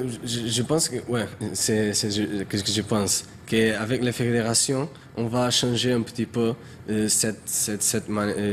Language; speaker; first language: French; non-native, learner; Portuguese